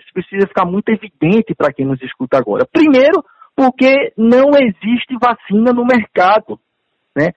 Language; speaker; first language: Portuguese; native; Portuguese